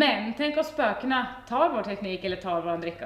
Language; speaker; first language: Swedish; native; Swedish